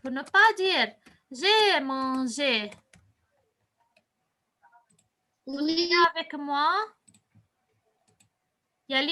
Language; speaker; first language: French; non-native, local second language; Arabic